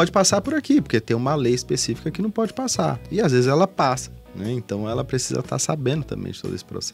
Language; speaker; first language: Portuguese; native; Portuguese